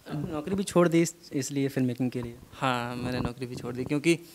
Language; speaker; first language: Hindi; native; Hindi